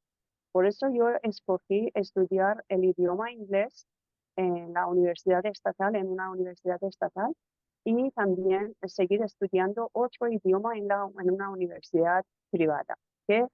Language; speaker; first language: Spanish; non-native, fluent; Persian